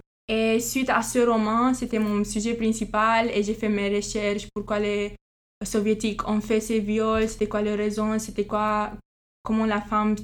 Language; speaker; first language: French; non-native, fluent; Romanian